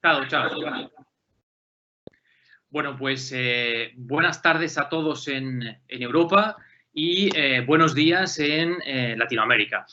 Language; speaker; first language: Spanish; native; Spanish